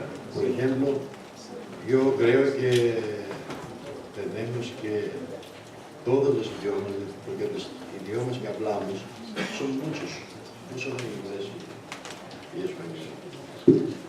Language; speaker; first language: Spanish; non-native, learner; Greek